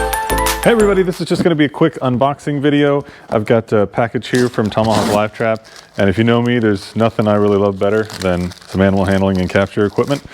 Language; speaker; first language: English; native; English